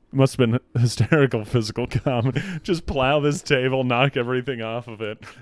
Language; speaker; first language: English; native; English